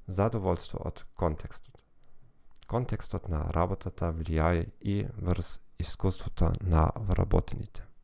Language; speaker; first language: Macedonian; non-native, learner; German